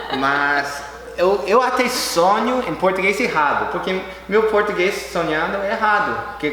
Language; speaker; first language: Portuguese; non-native, fluent; English